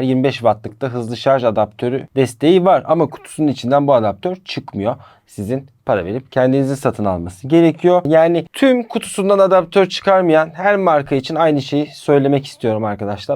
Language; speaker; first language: Turkish; native; Turkish